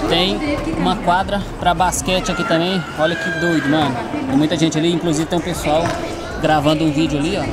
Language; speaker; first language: Portuguese; native; Portuguese